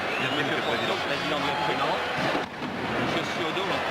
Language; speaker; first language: French; native; French